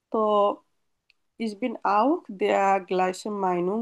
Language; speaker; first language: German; non-native, fluent; Bangla